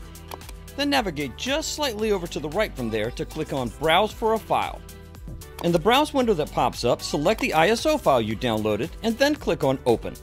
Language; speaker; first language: English; native; English